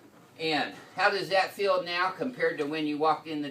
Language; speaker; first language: English; native; English